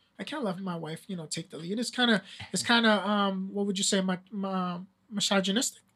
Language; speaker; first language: English; early bilingual, other home language; Spanish